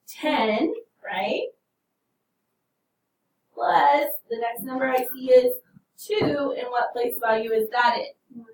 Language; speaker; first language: English; native; English